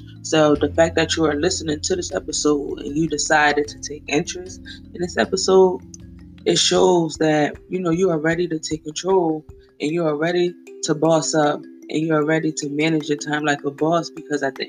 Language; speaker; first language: English; native; English